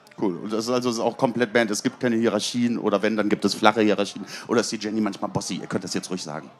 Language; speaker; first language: German; native; German